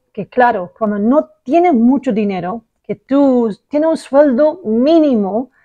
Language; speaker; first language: Spanish; non-native, learner; Dutch